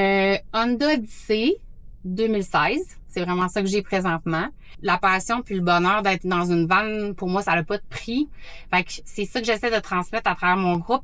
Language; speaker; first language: French; native; French